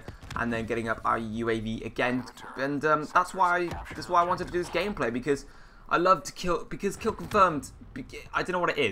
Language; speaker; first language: English; native; English